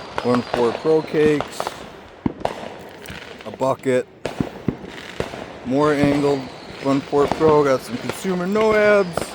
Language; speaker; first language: English; native; English